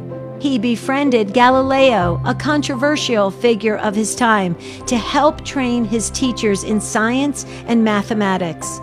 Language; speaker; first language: English; native; English